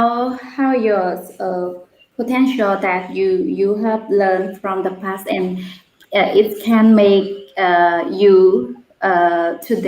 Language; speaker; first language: English; non-native, learner; Khmer